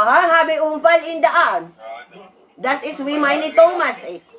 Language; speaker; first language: German; non-native, learner; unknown